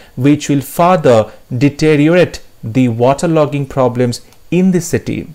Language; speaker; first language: English; non-native, local second language; Bangla